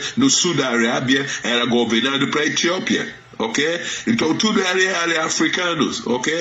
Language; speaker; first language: Portuguese; non-native, fluent; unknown